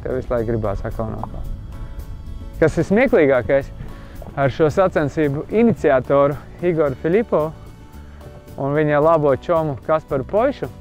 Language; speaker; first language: Latvian; native; Latvian